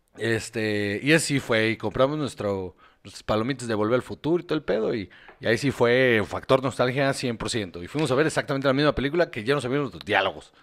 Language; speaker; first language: Spanish; native; Spanish